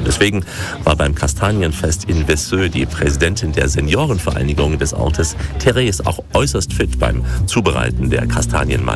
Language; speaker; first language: German; native; German